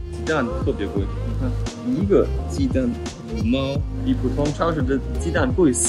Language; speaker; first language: Chinese; non-native, fluent; German